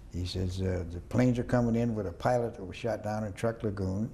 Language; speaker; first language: English; native; English